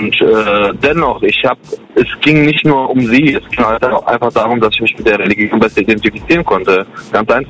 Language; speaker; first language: German; early bilingual, other home language; Kurdish